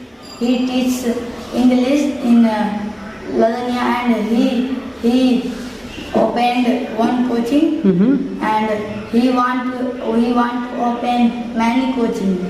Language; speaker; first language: English; non-native, learner; Hindi